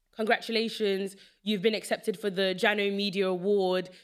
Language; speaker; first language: English; early bilingual, other home language; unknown